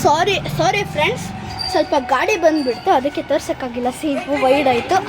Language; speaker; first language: Kannada; native; Kannada